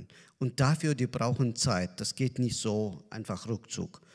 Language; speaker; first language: German; non-native, learner; Azerbaijani